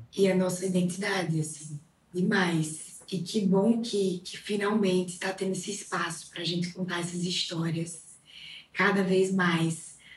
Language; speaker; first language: Portuguese; native; Portuguese